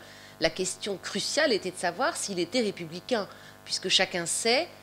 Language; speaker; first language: French; native; French